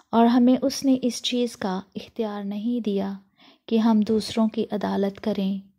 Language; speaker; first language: Urdu; non-native, local second language; Punjabi